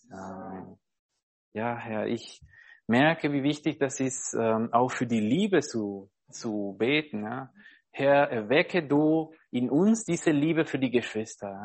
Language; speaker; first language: German; non-native, fluent; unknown